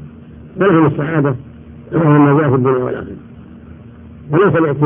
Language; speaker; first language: Arabic; native; Arabic